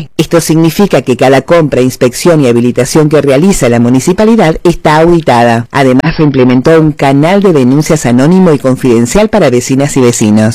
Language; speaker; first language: Spanish; native; Spanish